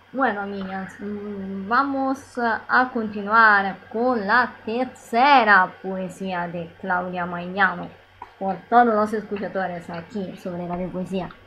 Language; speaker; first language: Spanish; non-native, learner; Italian